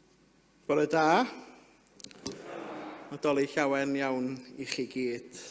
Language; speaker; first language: Welsh; native; Welsh